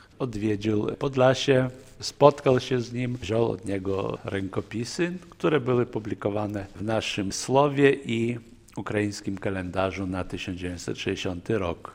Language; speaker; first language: Polish; non-native, local second language; Ukrainian